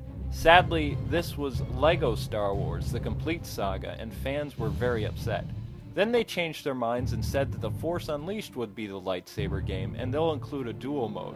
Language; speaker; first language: English; native; English